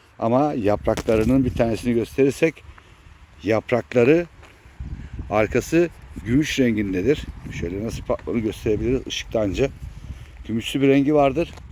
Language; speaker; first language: Turkish; native; Turkish